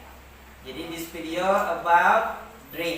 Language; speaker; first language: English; non-native, learner; Indonesian